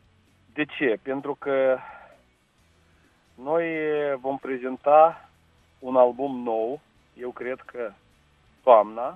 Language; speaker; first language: Romanian; non-native, local second language; Russian